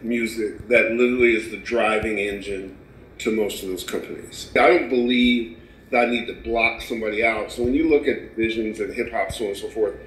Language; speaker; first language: English; native; English